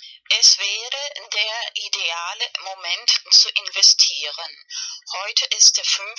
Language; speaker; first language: German; non-native, fluent; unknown